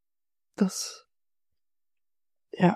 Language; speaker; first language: German; early bilingual, other home language; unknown